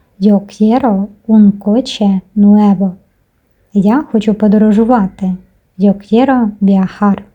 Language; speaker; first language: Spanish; non-native, fluent; Ukrainian